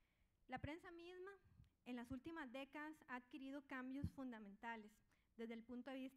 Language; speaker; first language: Spanish; native; Spanish